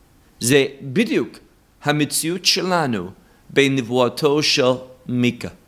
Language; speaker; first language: Hebrew; non-native, fluent; English